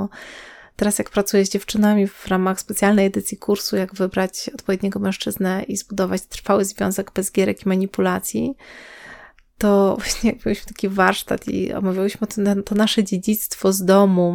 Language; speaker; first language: Polish; native; Polish